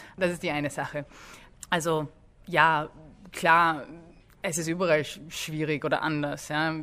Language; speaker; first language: German; early bilingual, other home language; English